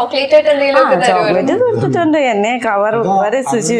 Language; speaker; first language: Malayalam; non-native, learner; Nepali